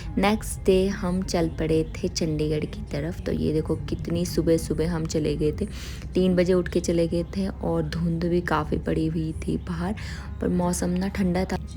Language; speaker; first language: Hindi; native; Hindi